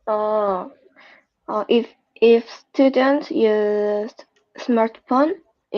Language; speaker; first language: English; non-native, learner; Korean